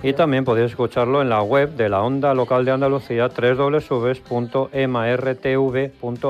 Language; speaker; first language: Spanish; native; Spanish